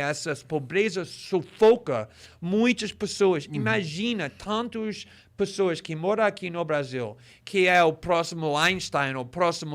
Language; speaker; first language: Portuguese; non-native, fluent; English